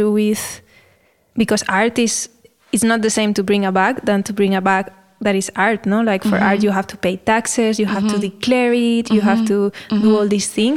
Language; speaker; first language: English; non-native, fluent; Spanish